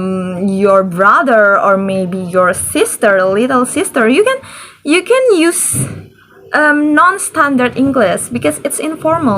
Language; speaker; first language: English; non-native, learner; Indonesian